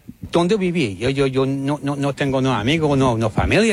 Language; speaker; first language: Spanish; non-native, learner; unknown